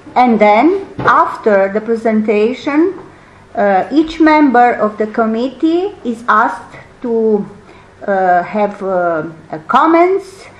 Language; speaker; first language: English; non-native, fluent; Romanian